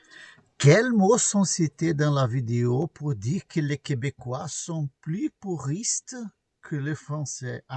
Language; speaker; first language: French; non-native, learner; Portuguese